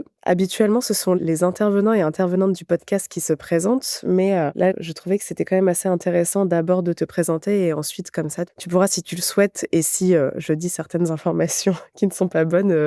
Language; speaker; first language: French; native; French